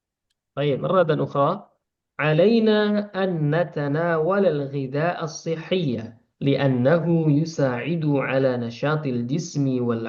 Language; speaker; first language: Arabic; non-native, fluent; Indonesian